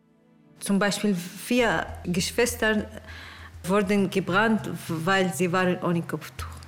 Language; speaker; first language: German; non-native, learner; Arabic